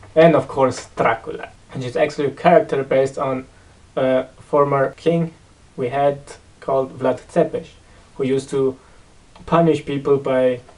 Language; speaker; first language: English; non-native, fluent; Romanian